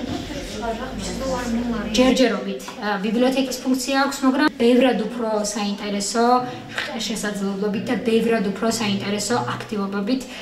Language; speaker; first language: Georgian; non-native, local second language; Azerbaijani